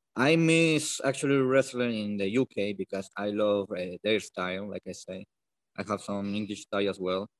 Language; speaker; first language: English; non-native, learner; Spanish